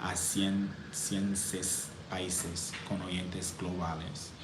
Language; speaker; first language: Spanish; non-native, fluent; English